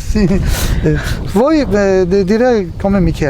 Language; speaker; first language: Italian; non-native, learner; Georgian